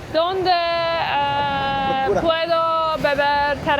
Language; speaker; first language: Spanish; non-native, learner; Persian